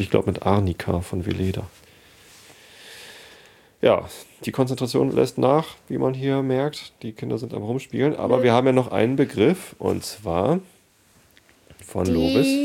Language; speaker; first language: German; native; German